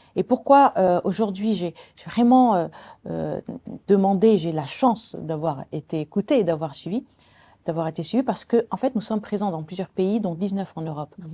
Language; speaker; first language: French; non-native, local second language; Arabic